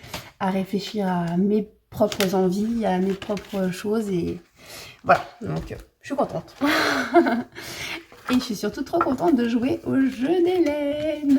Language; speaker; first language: French; native; French